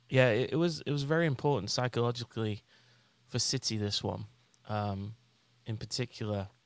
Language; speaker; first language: English; native; English